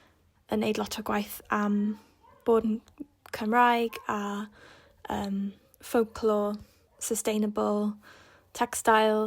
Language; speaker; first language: Welsh; non-native, local second language; English